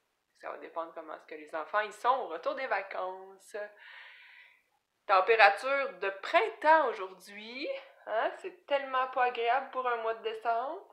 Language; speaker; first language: French; native; French